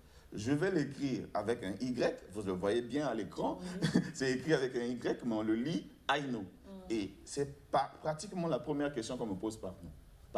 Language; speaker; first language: French; non-native, local second language; Lingala